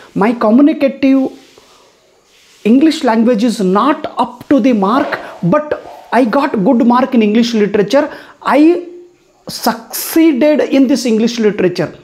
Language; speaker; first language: English; non-native, local second language; Kannada